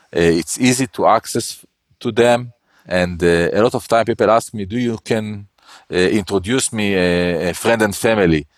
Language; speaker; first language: English; non-native, learner; Hebrew